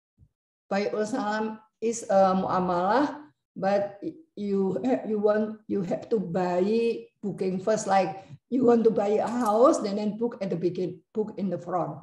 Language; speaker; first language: English; non-native, learner; Indonesian